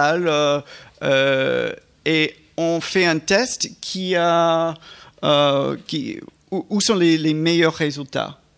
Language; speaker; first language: French; non-native, fluent; English